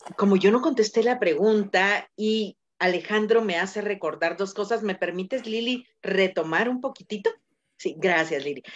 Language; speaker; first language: Spanish; native; Spanish